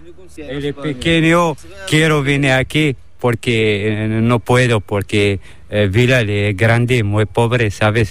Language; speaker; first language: Spanish; non-native, learner; Arabic